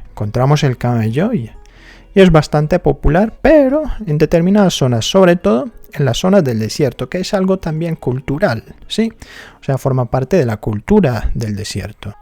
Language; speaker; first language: Spanish; non-native, fluent; Arabic